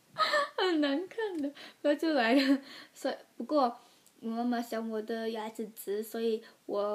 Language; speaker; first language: Chinese; early bilingual, heritage; Chinese